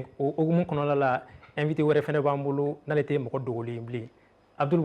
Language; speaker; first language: French; non-native, local second language; Bambara